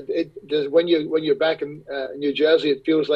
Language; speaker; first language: English; native; English